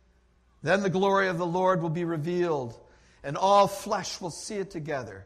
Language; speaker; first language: English; native; English